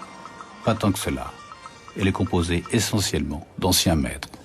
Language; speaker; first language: French; native; French